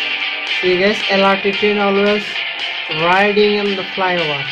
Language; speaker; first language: English; non-native, local second language; Bangla